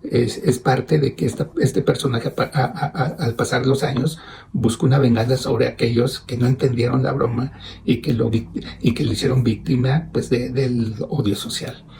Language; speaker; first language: Spanish; native; Spanish